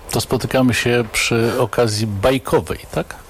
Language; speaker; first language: Polish; native; Polish